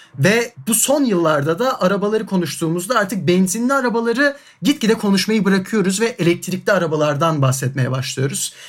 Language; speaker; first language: Turkish; native; Turkish